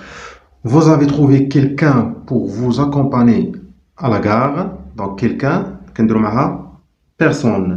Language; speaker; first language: French; non-native, local second language; Arabic